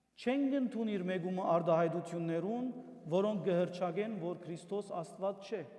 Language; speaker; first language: Armenian; native; Armenian